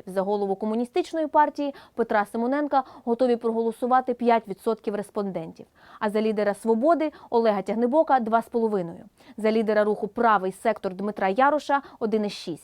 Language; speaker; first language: Ukrainian; native; Ukrainian